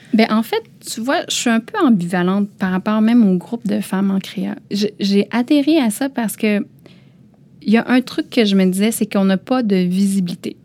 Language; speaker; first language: French; early bilingual, other home language; Lao